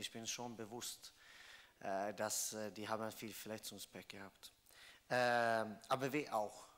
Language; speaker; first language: German; non-native, fluent; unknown